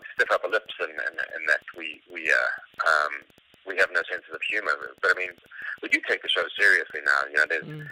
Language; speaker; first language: English; native; English